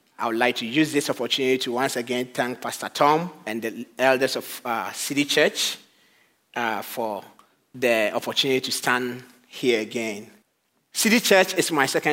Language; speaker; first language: English; non-native, local second language; Akan